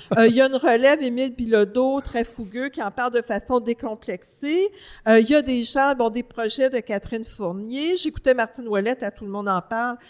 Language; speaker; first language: French; native; French